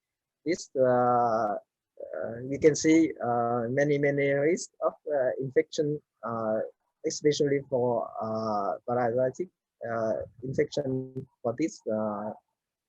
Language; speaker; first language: English; non-native, learner; Vietnamese